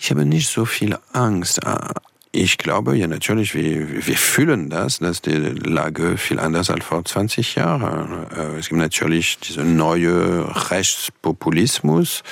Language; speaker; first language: German; non-native, fluent; French